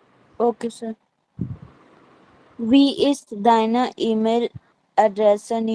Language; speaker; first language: German; non-native, learner; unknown